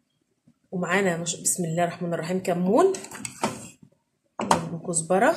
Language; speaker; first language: Arabic; native; Arabic